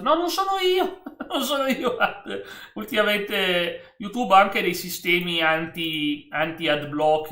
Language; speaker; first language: Italian; native; Italian